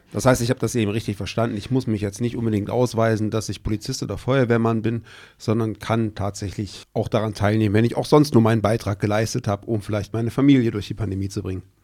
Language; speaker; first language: German; native; German